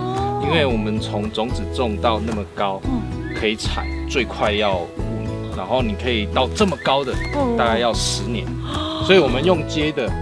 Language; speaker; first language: Chinese; native; Chinese